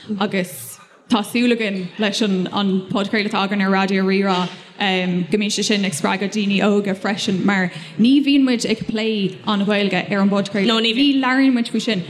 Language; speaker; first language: Irish; non-native, local second language; English